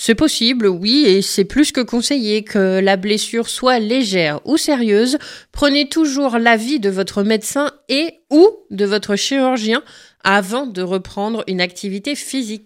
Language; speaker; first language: French; native; French